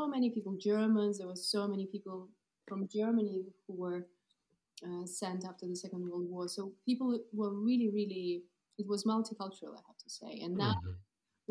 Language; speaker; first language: English; non-native, fluent; Kazakh